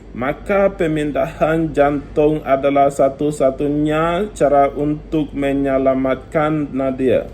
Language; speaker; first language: Malay; non-native, learner; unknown